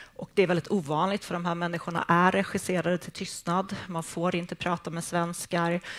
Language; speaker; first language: Swedish; native; Swedish